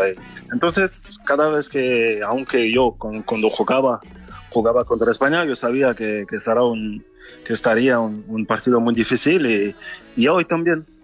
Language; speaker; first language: Spanish; non-native, fluent; French